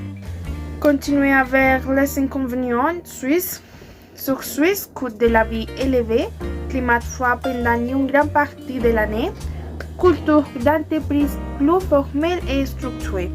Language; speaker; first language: French; non-native, learner; Spanish